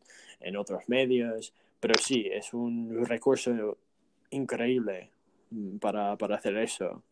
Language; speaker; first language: Spanish; non-native, fluent; English